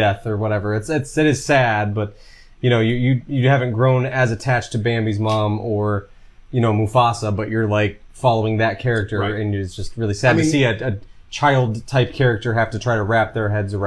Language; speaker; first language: English; native; English